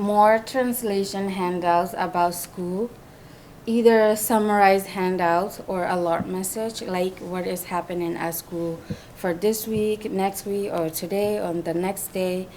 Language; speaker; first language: English; non-native, fluent; Burmese